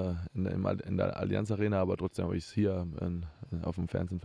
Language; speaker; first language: German; native; German